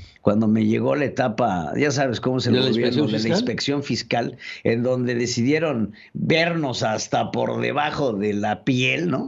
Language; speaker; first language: Spanish; native; Spanish